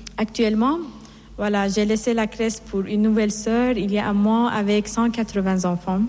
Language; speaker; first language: French; non-native, fluent; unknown